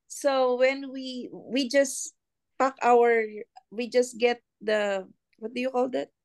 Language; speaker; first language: English; non-native, local second language; Filipino